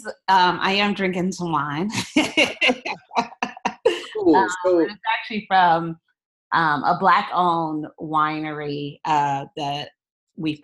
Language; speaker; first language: English; native; English